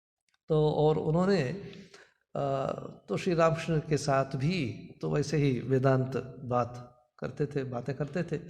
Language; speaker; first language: Hindi; non-native, local second language; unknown